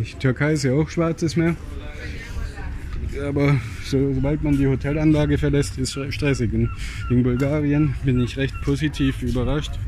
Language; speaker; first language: German; native; German